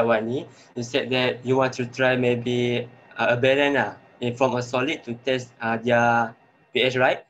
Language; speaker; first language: English; non-native, local second language; Malay